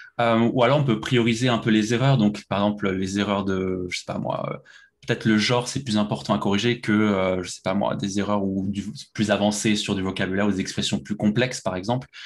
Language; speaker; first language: French; native; French